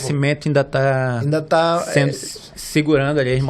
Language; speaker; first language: Portuguese; native; Portuguese